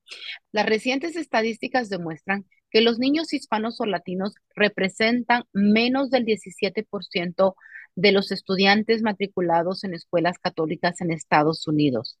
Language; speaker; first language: Spanish; native; Spanish